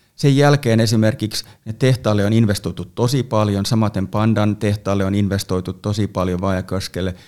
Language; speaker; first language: Finnish; native; Finnish